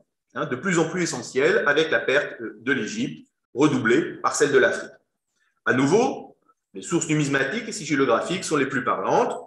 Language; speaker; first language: French; native; French